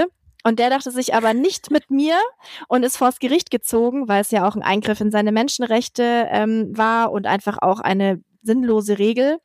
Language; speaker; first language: German; native; German